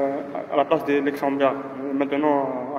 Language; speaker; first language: French; non-native, learner; Arabic